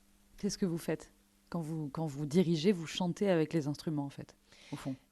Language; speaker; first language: French; native; French